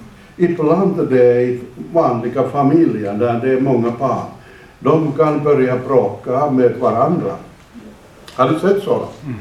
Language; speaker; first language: Swedish; non-native, fluent; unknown